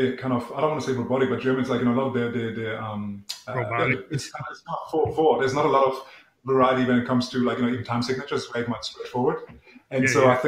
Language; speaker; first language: English; non-native, fluent; German